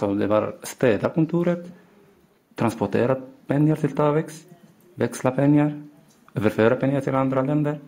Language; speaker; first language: Swedish; non-native, learner; Arabic